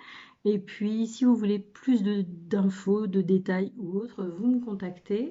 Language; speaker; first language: French; native; French